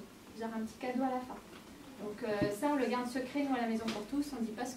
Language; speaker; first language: French; native; French